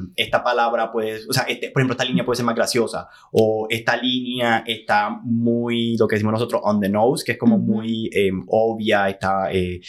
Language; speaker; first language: Spanish; native; Spanish